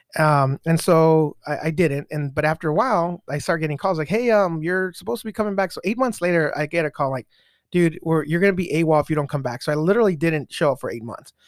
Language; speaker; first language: English; early bilingual, other home language; Spanish